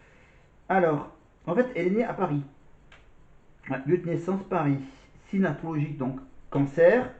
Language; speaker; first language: French; native; French